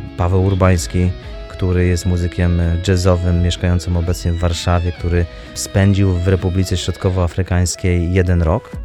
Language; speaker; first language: Polish; native; Polish